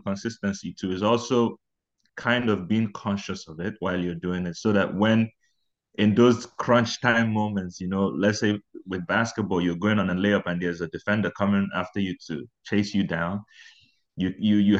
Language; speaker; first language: English; non-native, local second language; Igbo